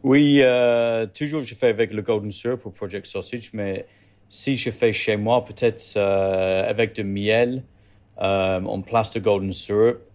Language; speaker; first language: French; non-native, learner; English